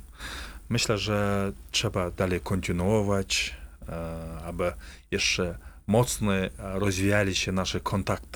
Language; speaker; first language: Polish; non-native, fluent; Kazakh